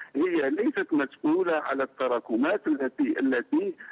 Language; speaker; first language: Arabic; native; Arabic